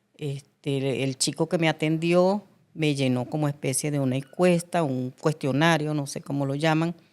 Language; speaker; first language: Spanish; native; Spanish